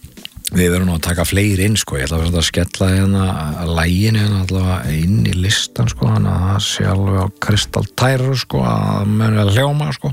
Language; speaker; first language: Icelandic; native; Icelandic